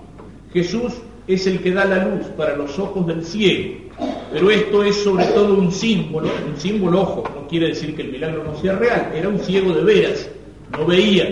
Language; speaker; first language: Spanish; native; Spanish